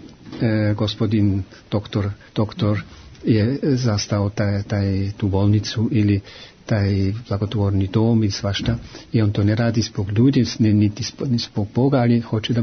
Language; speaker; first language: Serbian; non-native, fluent; German